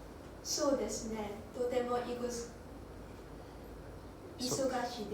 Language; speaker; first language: Japanese; non-native, learner; English